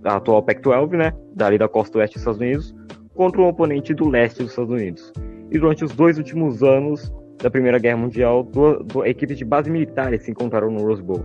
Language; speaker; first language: Portuguese; native; Portuguese